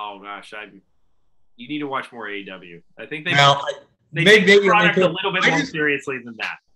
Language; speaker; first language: English; native; English